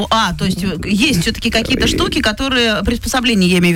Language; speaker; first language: Russian; native; Russian